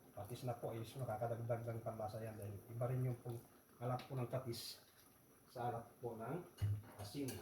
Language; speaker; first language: Filipino; non-native, local second language; Iloko